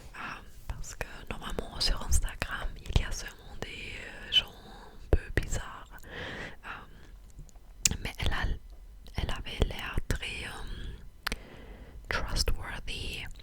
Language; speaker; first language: French; non-native, fluent; English